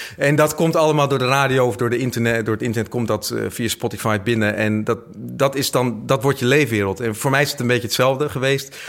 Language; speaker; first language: Dutch; native; Dutch